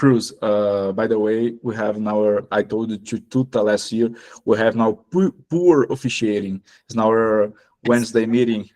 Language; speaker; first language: English; non-native, fluent; Portuguese